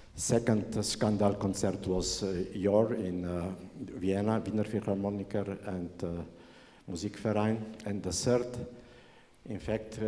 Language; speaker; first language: English; non-native, learner; Slovenian